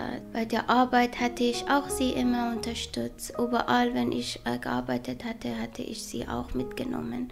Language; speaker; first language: German; non-native, learner; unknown